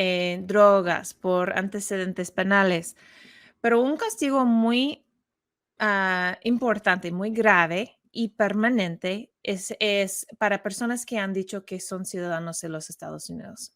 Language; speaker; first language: Spanish; non-native, learner; English